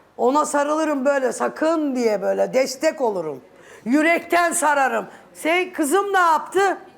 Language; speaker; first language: Turkish; native; Turkish